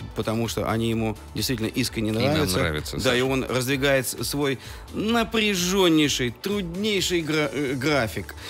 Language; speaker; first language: Russian; native; Russian